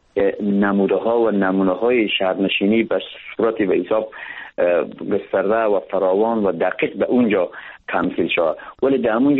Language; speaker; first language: Persian; native; Persian